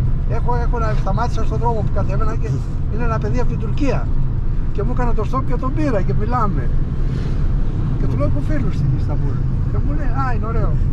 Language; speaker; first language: Greek; native; Greek